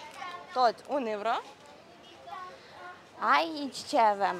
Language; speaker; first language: Romanian; non-native, learner; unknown